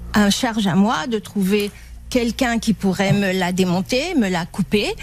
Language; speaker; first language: French; native; French